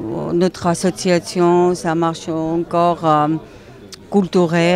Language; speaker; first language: French; non-native, learner; Georgian